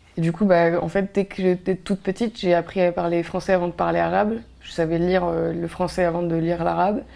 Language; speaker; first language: French; native; French